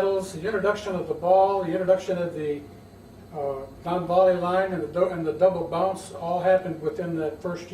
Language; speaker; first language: English; native; English